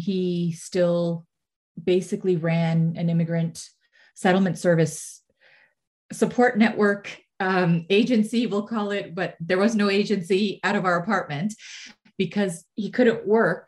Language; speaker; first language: English; native; English